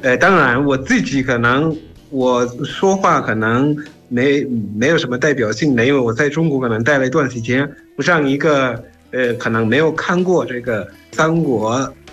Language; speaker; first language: Chinese; non-native, fluent; Shona